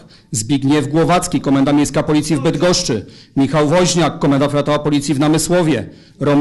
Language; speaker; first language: Polish; native; Polish